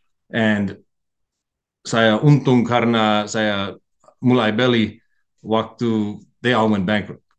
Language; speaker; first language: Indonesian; non-native, learner; English